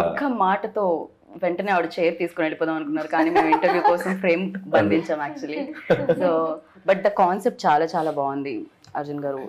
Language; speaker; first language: Telugu; native; Telugu